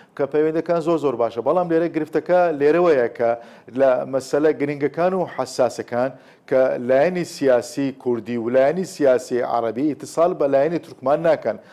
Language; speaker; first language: Central Kurdish; non-native, local second language; Turkish